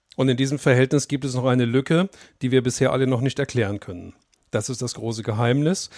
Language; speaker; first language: German; native; German